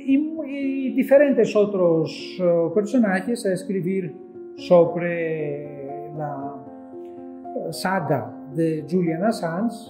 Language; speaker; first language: Spanish; non-native, fluent; Greek